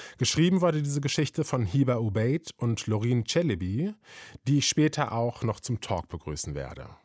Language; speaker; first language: German; native; German